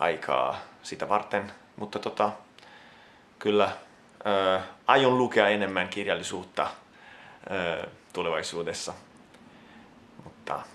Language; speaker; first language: Finnish; non-native, fluent; Italian